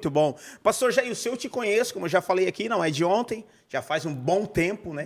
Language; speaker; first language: Portuguese; native; Portuguese